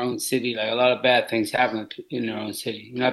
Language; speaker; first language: English; native; English